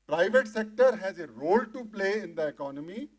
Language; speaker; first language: English; non-native, local second language; Punjabi